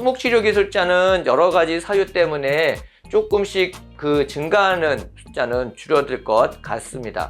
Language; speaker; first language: Korean; native; Korean